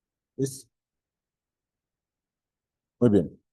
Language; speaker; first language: Spanish; native; Spanish